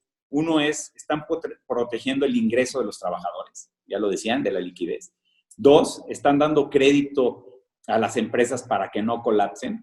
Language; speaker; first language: Spanish; native; Spanish